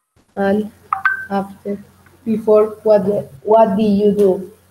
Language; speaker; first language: English; non-native, learner; Spanish